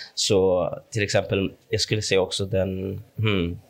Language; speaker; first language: Swedish; non-native, fluent; English